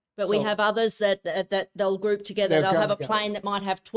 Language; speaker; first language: English; native; English